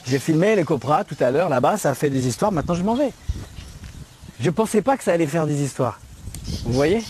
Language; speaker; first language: French; native; French